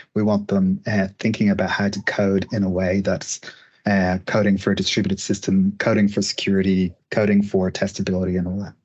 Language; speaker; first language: English; native; English